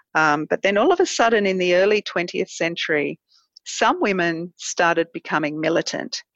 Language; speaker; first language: English; native; English